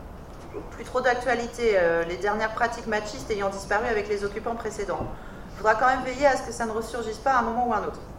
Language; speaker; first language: French; native; French